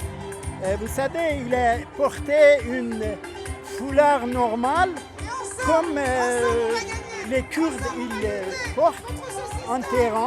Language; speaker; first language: French; non-native, fluent; Persian